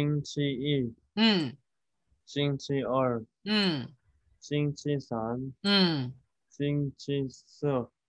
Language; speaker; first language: Chinese; non-native, learner; Korean